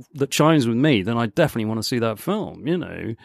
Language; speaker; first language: English; native; English